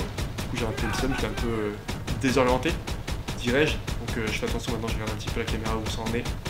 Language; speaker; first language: French; native; French